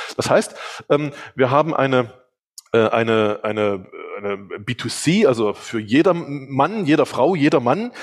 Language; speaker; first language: German; early bilingual, other home language; Hungarian